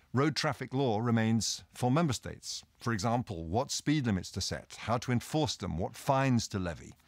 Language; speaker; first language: English; native; English